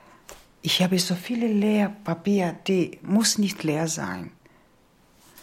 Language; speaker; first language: German; non-native, learner; Georgian